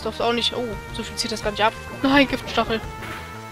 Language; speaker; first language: German; native; German